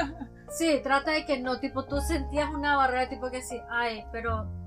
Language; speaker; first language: Spanish; early bilingual, heritage; Japanese